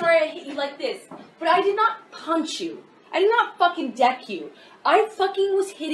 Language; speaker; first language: English; native; English